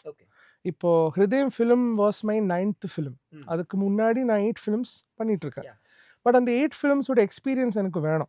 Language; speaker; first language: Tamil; non-native, learner; Malayalam